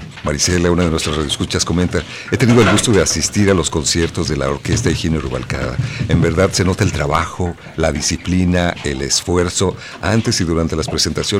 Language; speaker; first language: Spanish; native; Spanish